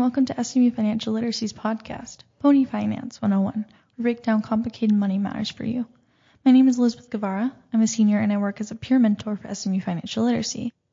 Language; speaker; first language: English; native; English